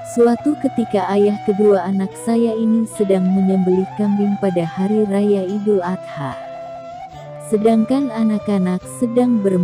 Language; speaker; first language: Indonesian; native; Indonesian